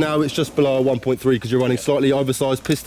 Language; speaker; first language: English; native; English